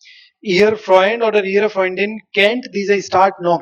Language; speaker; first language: German; non-native, fluent; Hindi